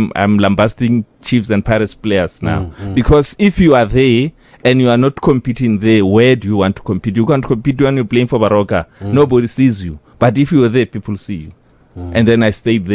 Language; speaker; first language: English; non-native, local second language; Northern Sotho